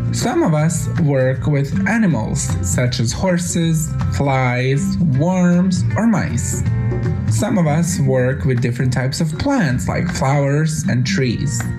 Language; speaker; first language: English; non-native, fluent; Bosnian